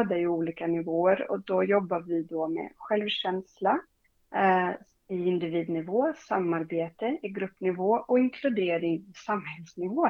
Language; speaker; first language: Swedish; non-native, fluent; Portuguese